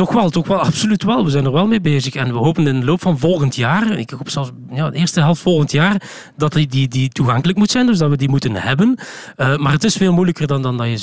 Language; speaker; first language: Dutch; native; Dutch